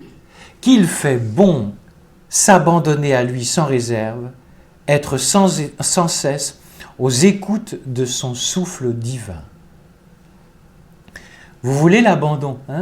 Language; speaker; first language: French; native; French